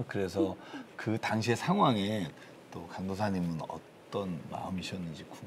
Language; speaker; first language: Korean; native; Korean